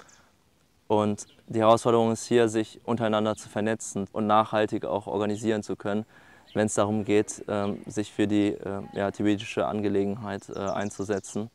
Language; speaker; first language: German; early bilingual, other home language; Tibetan